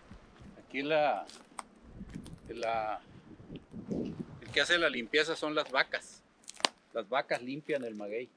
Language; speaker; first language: Spanish; native; Spanish